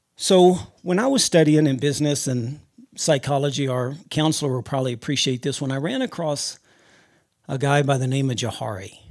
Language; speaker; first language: English; native; English